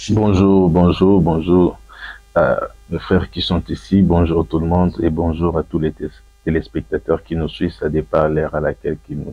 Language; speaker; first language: French; non-native, local second language; Lingala